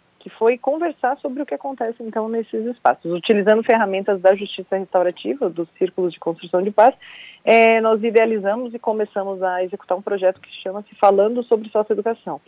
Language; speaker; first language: Portuguese; native; Portuguese